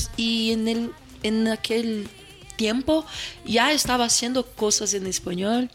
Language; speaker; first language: Spanish; non-native, fluent; Portuguese